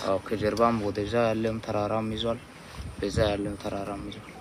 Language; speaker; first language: Amharic; non-native, local second language; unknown